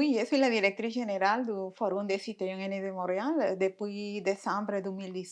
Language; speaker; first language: French; non-native, fluent; Spanish